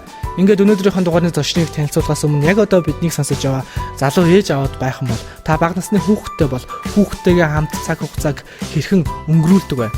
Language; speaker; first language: Mongolian; native; Mongolian